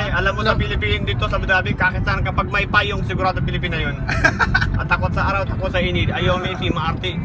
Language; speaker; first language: Filipino; non-native, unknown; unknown